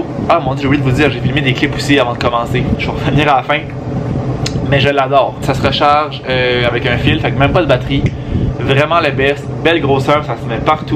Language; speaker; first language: French; native; French